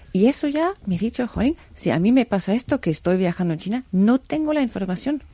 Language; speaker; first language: Spanish; non-native, fluent; German